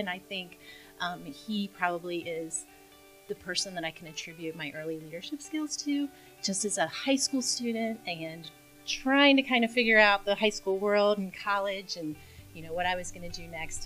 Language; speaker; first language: English; native; English